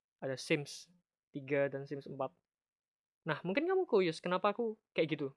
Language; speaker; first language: Indonesian; native; Indonesian